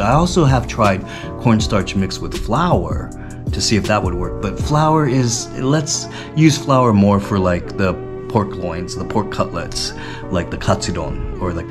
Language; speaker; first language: English; native; English